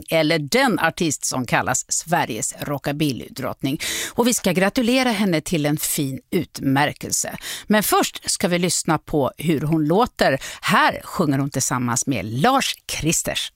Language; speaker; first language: Swedish; native; Swedish